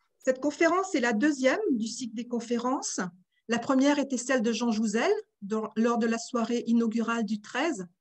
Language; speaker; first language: French; native; French